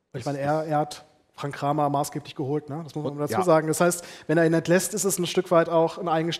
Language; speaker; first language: German; native; German